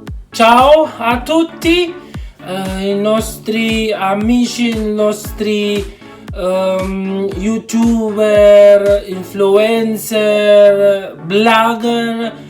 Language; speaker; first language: Italian; non-native, fluent; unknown